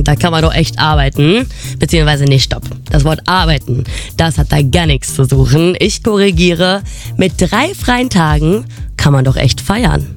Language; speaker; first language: German; native; German